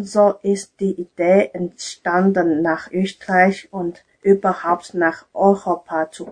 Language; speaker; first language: German; non-native, fluent; Chinese